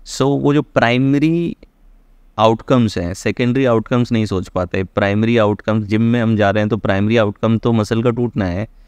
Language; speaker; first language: Hindi; native; Hindi